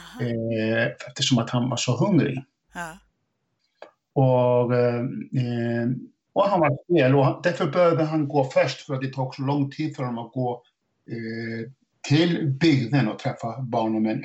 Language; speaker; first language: Swedish; non-native, fluent; Icelandic